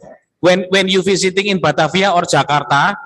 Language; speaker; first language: English; non-native, learner; Indonesian